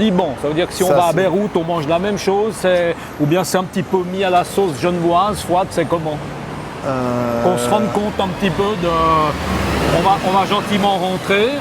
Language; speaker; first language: French; native; French